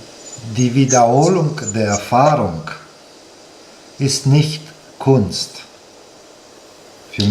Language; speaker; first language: German; non-native, fluent; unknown